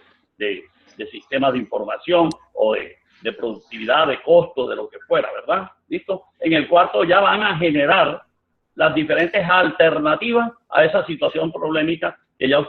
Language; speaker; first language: Spanish; native; Spanish